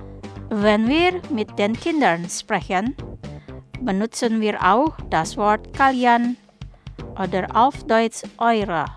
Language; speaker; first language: German; non-native, fluent; Indonesian